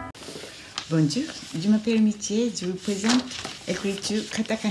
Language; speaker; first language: French; non-native, learner; Japanese